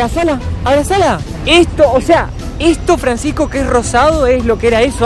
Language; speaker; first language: Spanish; native; Spanish